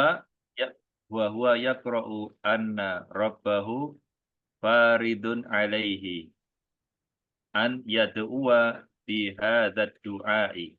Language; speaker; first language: Arabic; non-native, learner; Indonesian